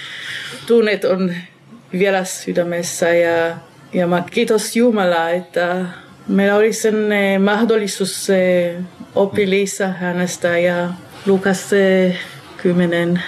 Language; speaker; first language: Finnish; non-native, learner; Hebrew